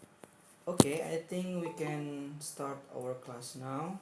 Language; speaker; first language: English; non-native, fluent; Indonesian